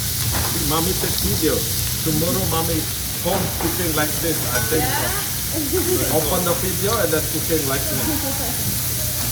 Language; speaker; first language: English; non-native, learner; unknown